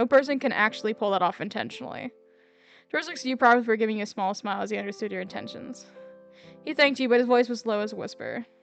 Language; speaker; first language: English; native; English